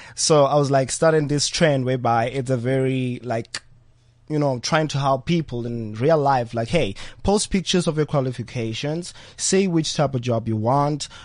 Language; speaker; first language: English; non-native, local second language; Venda